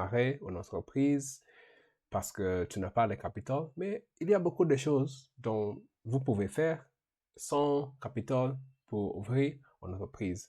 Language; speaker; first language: French; non-native, learner; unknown